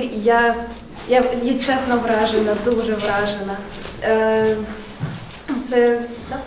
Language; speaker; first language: Ukrainian; non-native, local second language; Russian